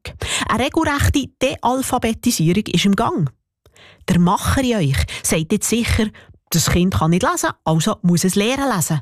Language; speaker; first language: German; native; German